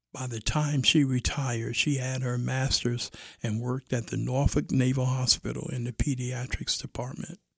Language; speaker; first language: English; native; English